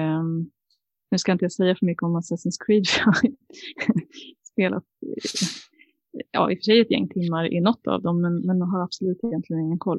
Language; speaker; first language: Swedish; native; Swedish